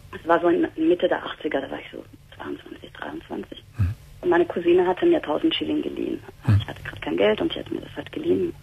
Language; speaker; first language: German; native; German